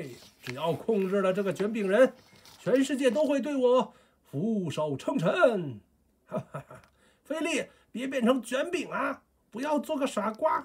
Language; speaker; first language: Chinese; native; Chinese